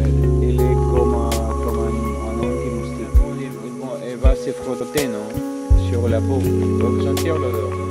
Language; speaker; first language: French; non-native, fluent; Spanish